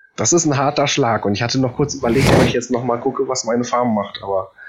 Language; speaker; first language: German; early bilingual, other home language; Polish